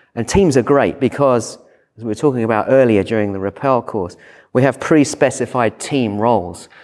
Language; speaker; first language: English; native; English